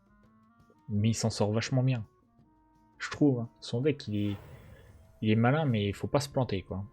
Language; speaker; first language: French; native; French